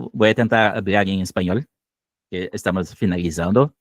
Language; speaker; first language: Spanish; non-native, learner; Portuguese